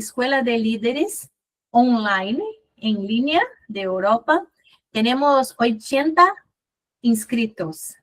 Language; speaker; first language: Spanish; non-native, fluent; Portuguese